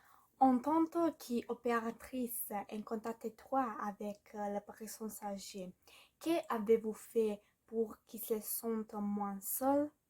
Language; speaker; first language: French; non-native, learner; Italian